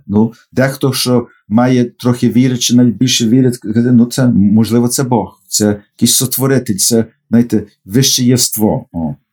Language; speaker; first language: Ukrainian; early bilingual, heritage; Ukrainian